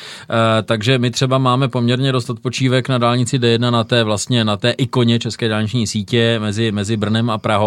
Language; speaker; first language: Czech; native; Czech